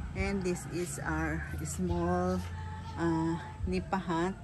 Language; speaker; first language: English; non-native, local second language; Filipino